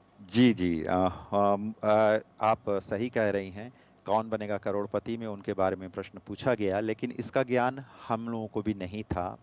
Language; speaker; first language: Hindi; non-native, local second language; Gujarati